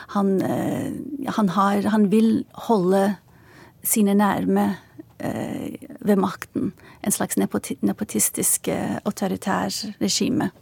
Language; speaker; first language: Norwegian; non-native, fluent; Turkish